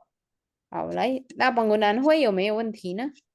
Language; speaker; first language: Chinese; non-native, fluent; Indonesian